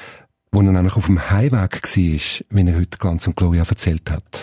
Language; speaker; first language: German; native; German